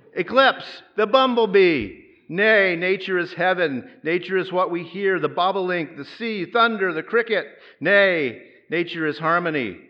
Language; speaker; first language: English; native; English